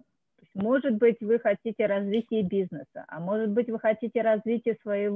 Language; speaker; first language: Russian; native; Russian